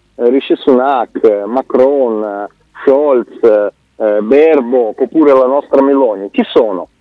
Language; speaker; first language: Italian; non-native, fluent; Russian